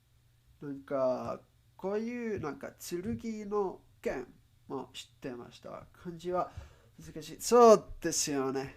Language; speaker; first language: Japanese; non-native, learner; Spanish